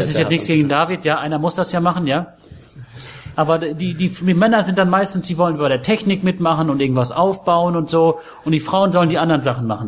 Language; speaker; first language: German; native; German